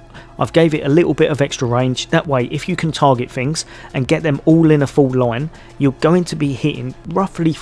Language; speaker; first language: English; native; English